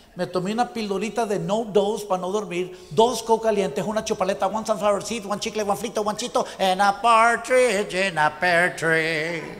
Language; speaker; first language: Spanish; native; Spanish